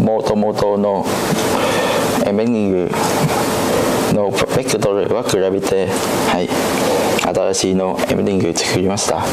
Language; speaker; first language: Japanese; non-native, learner; Vietnamese